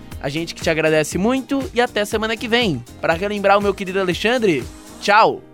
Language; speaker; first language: Portuguese; native; Portuguese